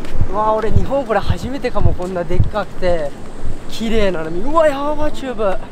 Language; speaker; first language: Japanese; early bilingual, other home language; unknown